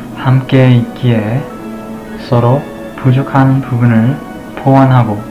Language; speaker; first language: Korean; non-native, learner; English